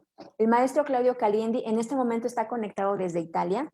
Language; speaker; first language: Spanish; native; Spanish